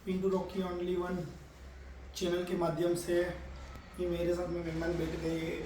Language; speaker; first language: Hindi; non-native, local second language; Gujarati